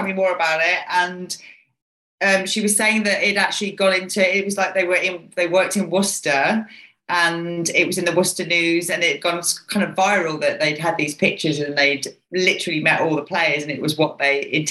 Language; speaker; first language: English; native; English